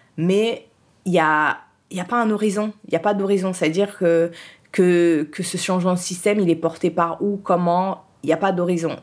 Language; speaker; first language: French; early bilingual, other home language; Haitian Creole